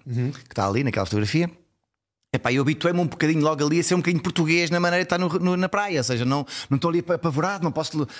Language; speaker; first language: Portuguese; early bilingual, heritage; Portuguese